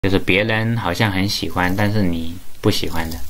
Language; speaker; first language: Chinese; native; Chinese